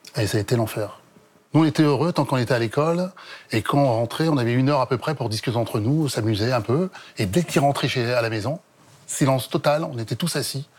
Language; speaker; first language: French; native; French